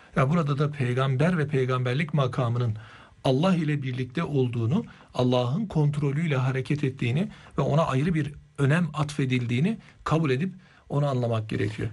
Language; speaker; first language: Turkish; native; Turkish